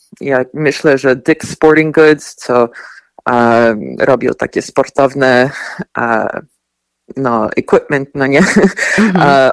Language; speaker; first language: Polish; early bilingual, heritage; Polish